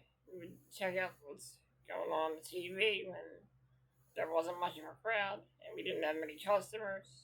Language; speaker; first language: English; native; English